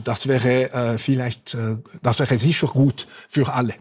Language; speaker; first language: German; non-native, local second language; French